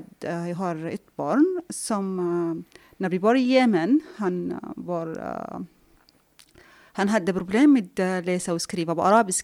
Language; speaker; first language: Swedish; non-native, fluent; Arabic